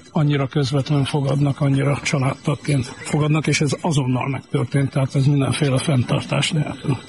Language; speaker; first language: Hungarian; native; Hungarian